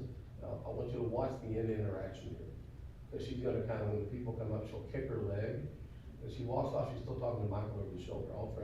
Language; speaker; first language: English; native; English